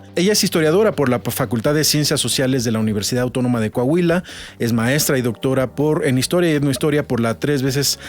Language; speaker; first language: Spanish; native; Spanish